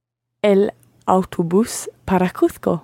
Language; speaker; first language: Spanish; non-native, learner; English